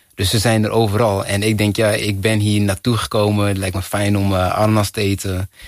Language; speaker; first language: Dutch; early bilingual, other home language; Kinyarwanda